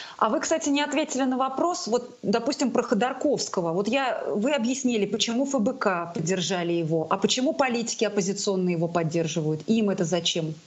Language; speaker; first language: Russian; non-native, local second language; Tatar